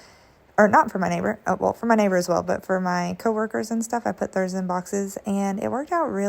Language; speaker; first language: English; native; English